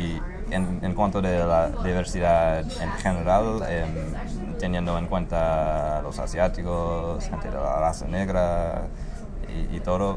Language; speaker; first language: Spanish; non-native, fluent; English